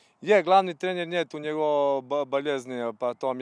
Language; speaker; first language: Russian; non-native, learner; Serbian